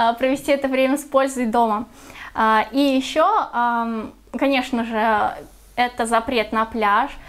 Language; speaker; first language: Russian; native; Russian